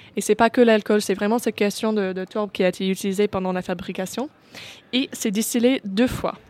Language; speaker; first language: French; non-native, fluent; English